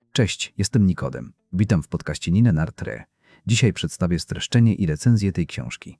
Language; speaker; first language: Polish; native; Polish